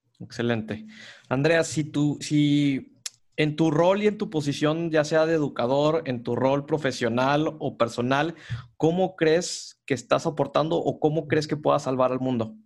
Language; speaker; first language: Spanish; native; Spanish